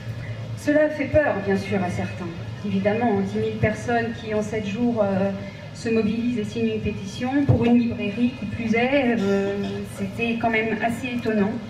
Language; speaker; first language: French; native; French